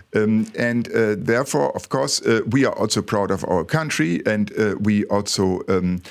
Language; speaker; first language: English; non-native, fluent; German